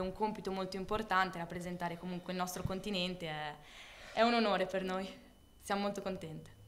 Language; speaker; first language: Italian; native; Italian